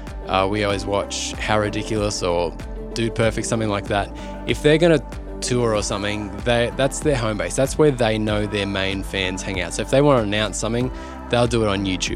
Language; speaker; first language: English; native; English